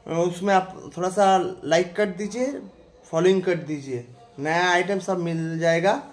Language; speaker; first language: Hindi; non-native, local second language; Bangla